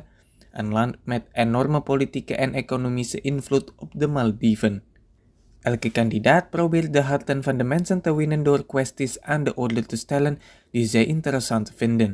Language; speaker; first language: Dutch; non-native, fluent; Indonesian